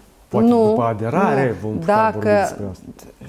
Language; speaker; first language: Romanian; native; Romanian